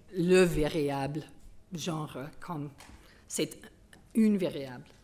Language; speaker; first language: French; non-native, learner; English